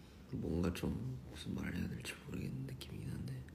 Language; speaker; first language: Korean; early bilingual, other home language; English